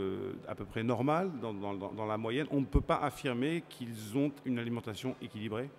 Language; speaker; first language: French; native; French